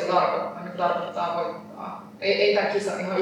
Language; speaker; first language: Finnish; non-native, fluent; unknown